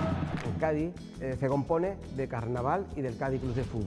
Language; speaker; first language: Spanish; native; Spanish